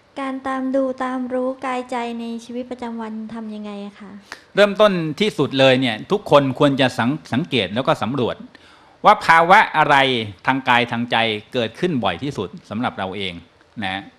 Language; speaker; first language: Thai; native; Thai